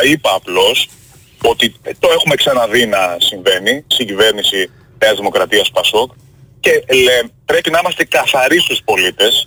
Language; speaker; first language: Greek; native; Greek